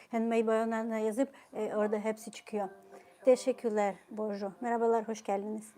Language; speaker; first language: Turkish; non-native, fluent; Ukrainian